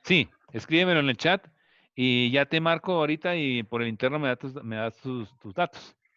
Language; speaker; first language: Spanish; native; Spanish